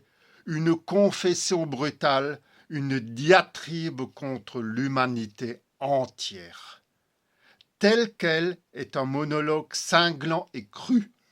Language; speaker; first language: French; native; French